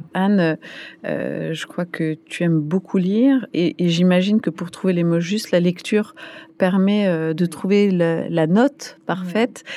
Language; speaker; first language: French; native; French